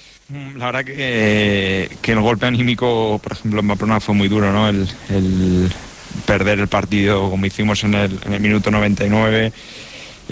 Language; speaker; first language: Spanish; native; Spanish